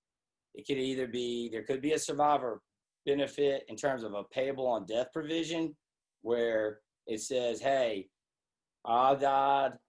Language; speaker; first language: English; native; English